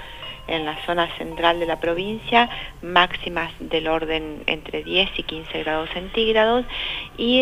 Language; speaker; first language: Spanish; native; Spanish